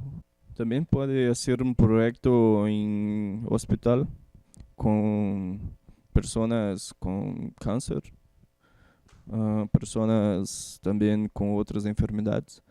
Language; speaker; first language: Spanish; non-native, learner; Portuguese